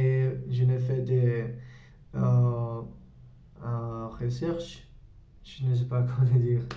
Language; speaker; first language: French; non-native, learner; Spanish